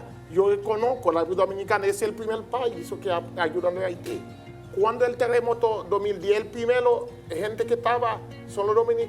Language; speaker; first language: Spanish; non-native, learner; Haitian Creole